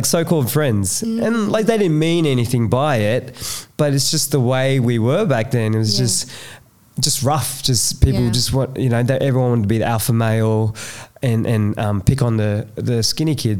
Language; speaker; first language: English; native; English